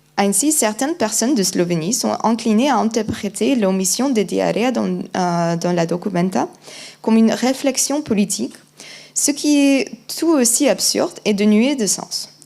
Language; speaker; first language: French; non-native, fluent; Polish